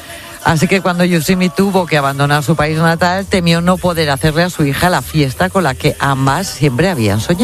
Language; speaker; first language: Spanish; native; Spanish